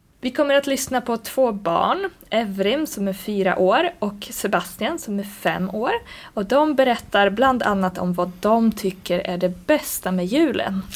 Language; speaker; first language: Swedish; native; Swedish